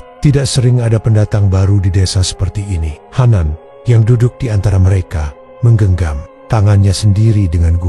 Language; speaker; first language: Indonesian; native; Indonesian